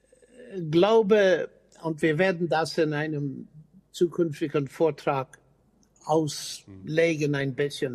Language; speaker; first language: German; non-native, fluent; English